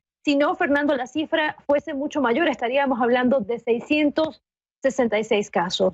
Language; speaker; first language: Spanish; native; Spanish